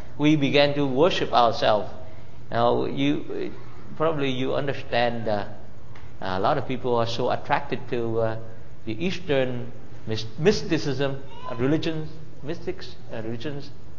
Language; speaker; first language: English; non-native, fluent; Vietnamese